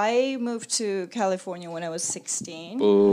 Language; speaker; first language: English; non-native, fluent; Japanese